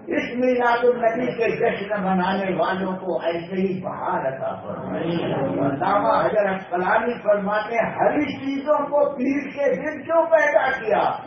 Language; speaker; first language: Urdu; native; Urdu